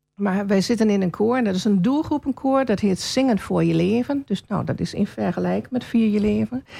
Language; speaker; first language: Dutch; native; Dutch